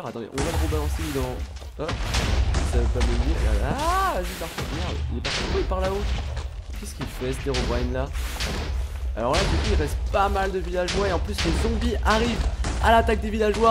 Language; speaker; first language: French; native; French